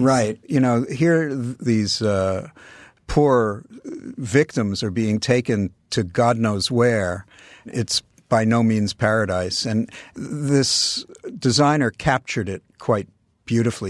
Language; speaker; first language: English; native; English